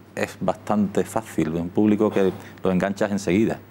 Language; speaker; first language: Spanish; native; Spanish